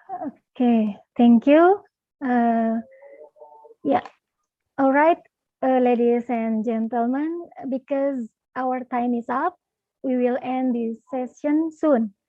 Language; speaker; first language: English; non-native, learner; Indonesian